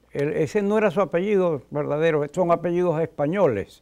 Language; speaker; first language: Spanish; native; Spanish